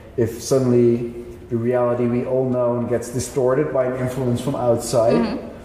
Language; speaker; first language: English; non-native, fluent; Dutch